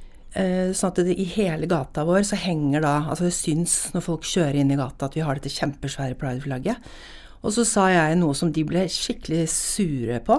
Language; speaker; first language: Norwegian; native; Norwegian